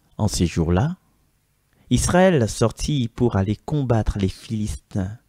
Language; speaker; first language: French; non-native, local second language; Malagasy